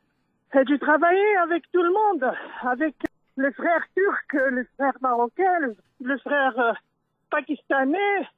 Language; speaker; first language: French; non-native, local second language; Dutch